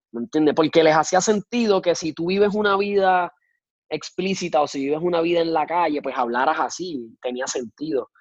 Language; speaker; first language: Spanish; native; Spanish